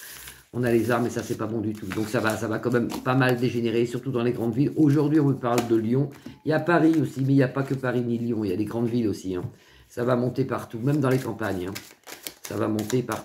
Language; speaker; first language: French; native; French